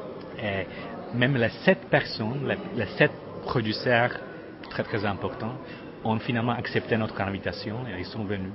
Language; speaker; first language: French; non-native, fluent; Czech